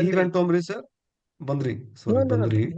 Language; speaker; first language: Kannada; non-native, learner; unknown